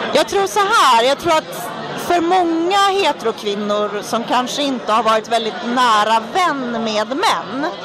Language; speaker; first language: Swedish; native; Swedish